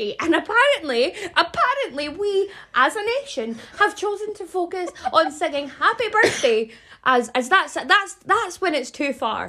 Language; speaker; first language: English; native; English